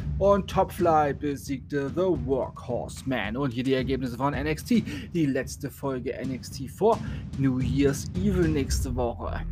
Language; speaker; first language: German; native; German